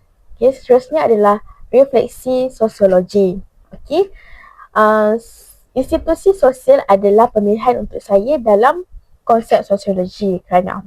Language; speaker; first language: Malay; native; Malay